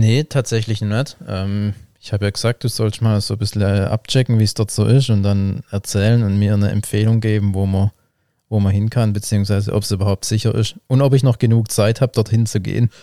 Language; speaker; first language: German; native; German